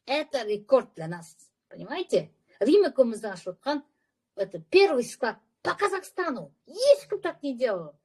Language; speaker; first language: Russian; non-native, local second language; Kazakh